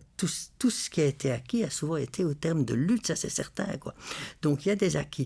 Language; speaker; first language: French; native; French